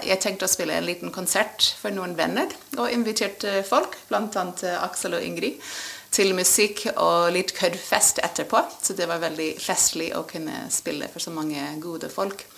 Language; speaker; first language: Norwegian; non-native, fluent; English